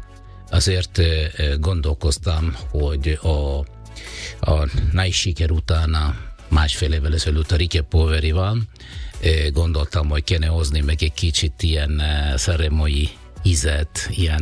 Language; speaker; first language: Hungarian; non-native, fluent; Italian